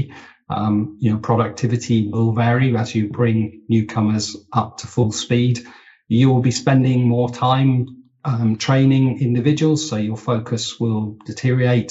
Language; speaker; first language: English; native; English